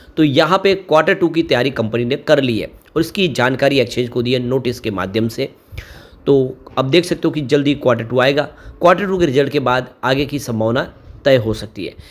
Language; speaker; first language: Hindi; native; Hindi